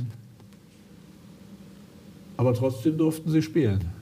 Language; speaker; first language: German; native; German